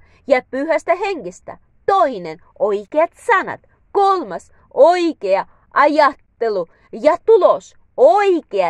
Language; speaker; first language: Finnish; non-native, learner; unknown